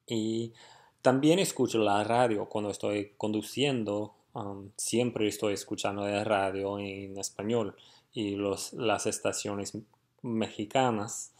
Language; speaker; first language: Spanish; non-native, fluent; English